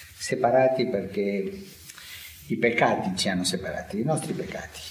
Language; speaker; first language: Italian; non-native, fluent; Spanish